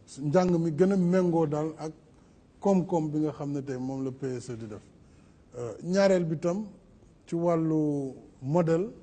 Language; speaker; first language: Wolof; non-native, local second language; Fula